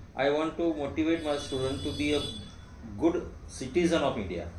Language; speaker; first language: English; non-native, local second language; Marathi